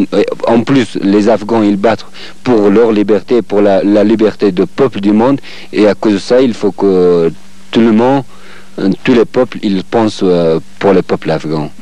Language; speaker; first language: French; non-native, fluent; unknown